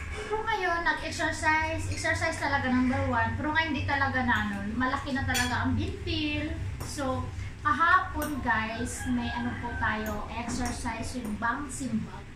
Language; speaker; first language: Filipino; non-native, local second language; Cebuano